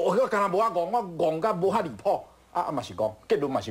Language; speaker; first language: Chinese; native; Chinese